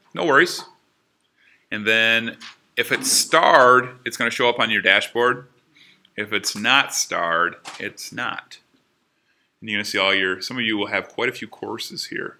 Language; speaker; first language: English; native; English